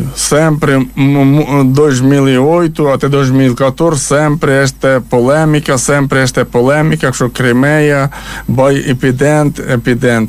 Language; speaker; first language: Portuguese; non-native, learner; Ukrainian